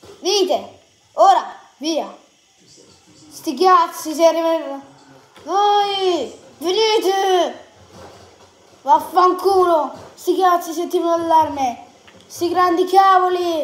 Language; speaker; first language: Italian; native; Italian